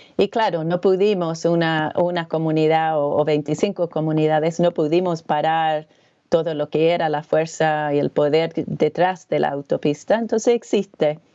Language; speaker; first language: Spanish; non-native, fluent; English